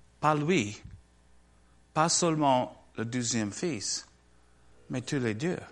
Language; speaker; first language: French; non-native, learner; English